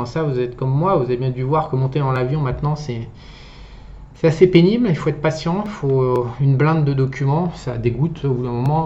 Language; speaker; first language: French; native; French